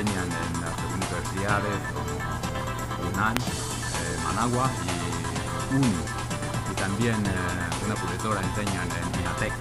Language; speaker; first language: Spanish; non-native, fluent; Chinese